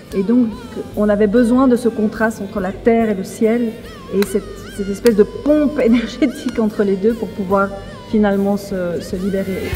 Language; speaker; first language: French; non-native, fluent; Greek